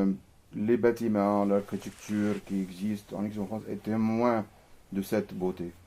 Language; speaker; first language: French; non-native, fluent; Arabic